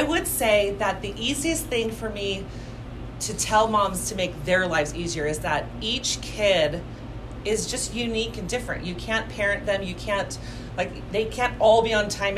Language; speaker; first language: English; native; English